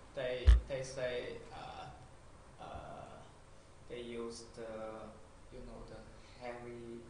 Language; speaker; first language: English; non-native, learner; Chinese